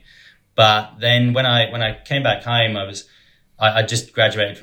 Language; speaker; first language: English; native; English